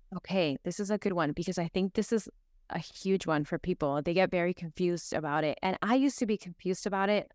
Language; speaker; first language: English; early bilingual, other home language; Spanish